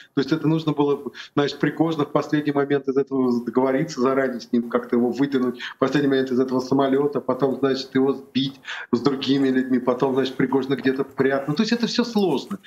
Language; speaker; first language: Russian; native; Russian